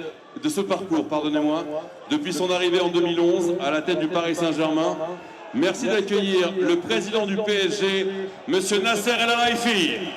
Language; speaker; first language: French; native; French